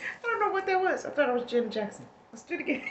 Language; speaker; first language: English; native; English